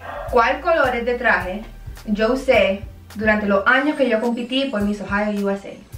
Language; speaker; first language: Spanish; early bilingual, heritage; Spanish